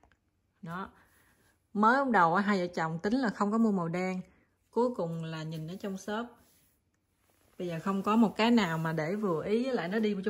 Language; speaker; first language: Vietnamese; native; Vietnamese